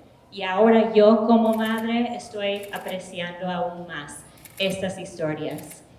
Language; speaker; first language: Spanish; early bilingual, heritage; English